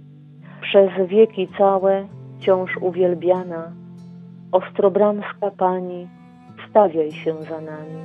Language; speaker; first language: Polish; native; Polish